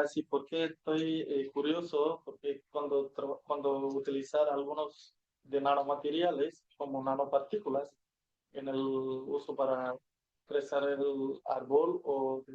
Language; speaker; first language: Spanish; non-native, learner; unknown